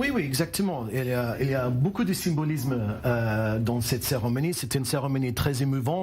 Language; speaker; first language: French; non-native, learner; English